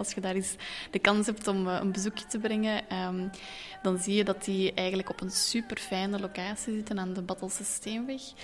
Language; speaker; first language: Dutch; native; Dutch